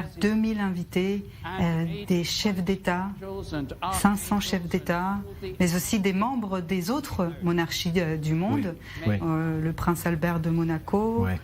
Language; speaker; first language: French; native; French